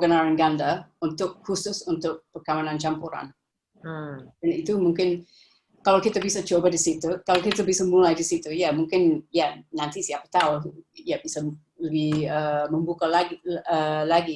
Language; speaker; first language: Indonesian; non-native, fluent; English